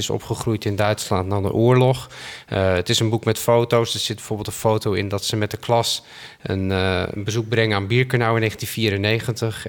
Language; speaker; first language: Dutch; native; Dutch